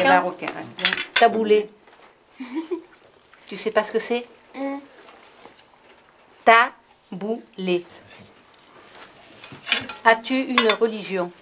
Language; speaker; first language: French; native; French